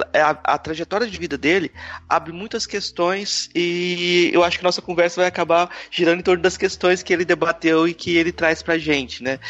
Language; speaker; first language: Portuguese; native; Portuguese